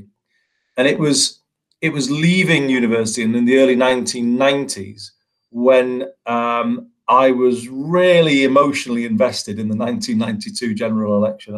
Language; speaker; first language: English; native; English